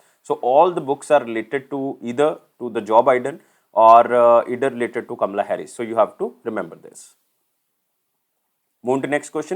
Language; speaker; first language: English; non-native, local second language; Hindi